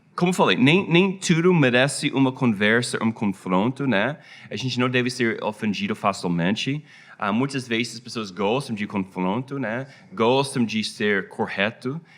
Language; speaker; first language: Portuguese; non-native, fluent; English